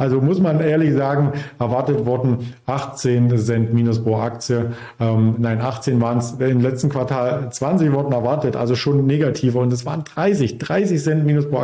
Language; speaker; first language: German; native; German